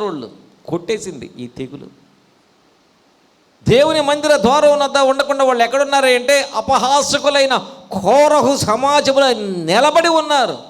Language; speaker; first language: Telugu; native; Telugu